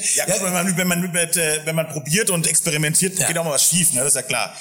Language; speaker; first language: German; native; German